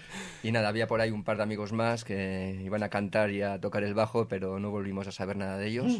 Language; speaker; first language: Spanish; native; Spanish